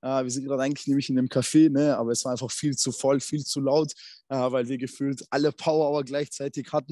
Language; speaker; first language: German; native; German